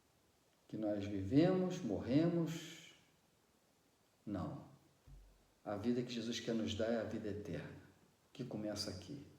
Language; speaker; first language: Portuguese; native; Portuguese